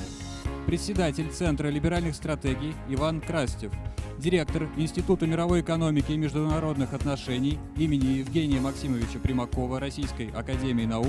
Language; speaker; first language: Russian; native; Russian